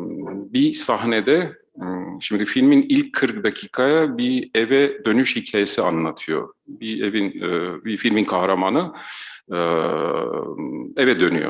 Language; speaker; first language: Turkish; non-native, fluent; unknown